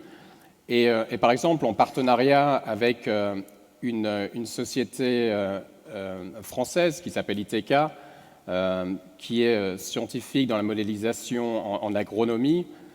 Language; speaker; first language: French; native; French